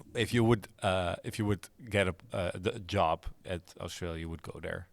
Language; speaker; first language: English; non-native, fluent; Dutch